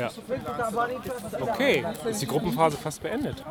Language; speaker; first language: German; native; German